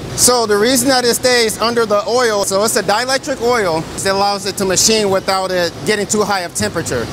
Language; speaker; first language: English; native; English